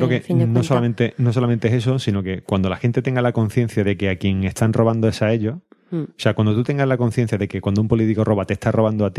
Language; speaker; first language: Spanish; native; Spanish